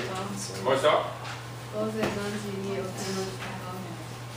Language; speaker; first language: Japanese; non-native, learner; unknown